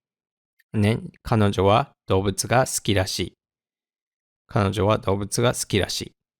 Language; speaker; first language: Japanese; non-native, fluent; English